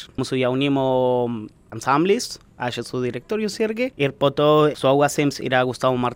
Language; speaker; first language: Lithuanian; non-native, learner; Spanish